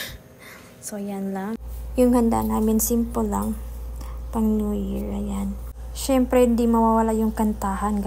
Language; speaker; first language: Filipino; native; Filipino